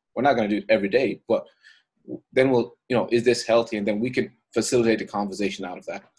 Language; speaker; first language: English; native; English